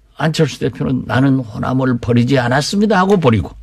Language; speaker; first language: Korean; native; Korean